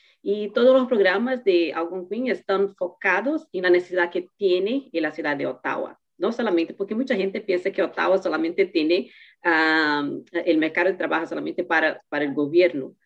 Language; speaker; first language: Spanish; non-native, learner; Portuguese